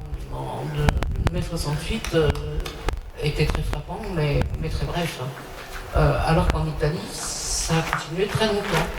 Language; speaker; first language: French; native; French